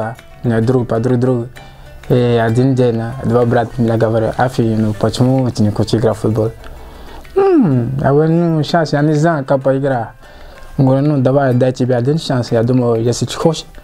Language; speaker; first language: Russian; non-native, learner; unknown